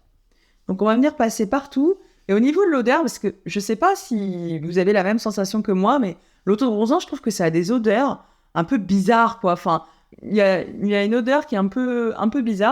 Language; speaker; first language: French; native; French